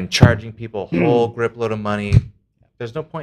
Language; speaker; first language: English; native; English